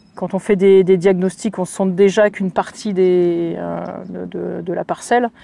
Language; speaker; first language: French; native; French